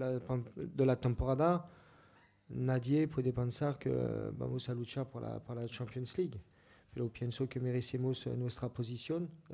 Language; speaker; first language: Spanish; non-native, fluent; French